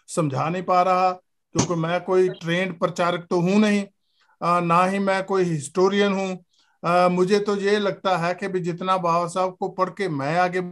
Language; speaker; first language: Hindi; native; Hindi